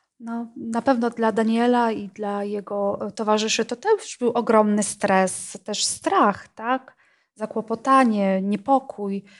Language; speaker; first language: Polish; non-native, fluent; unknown